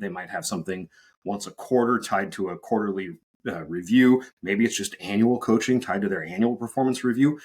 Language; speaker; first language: English; native; English